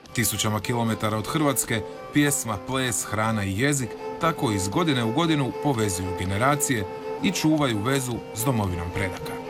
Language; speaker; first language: Serbian; native; Serbian